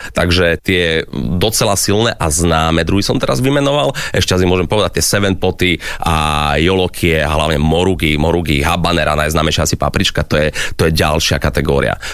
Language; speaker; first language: Slovak; native; Slovak